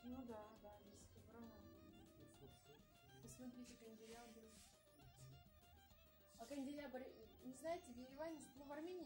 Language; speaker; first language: Russian; native; Russian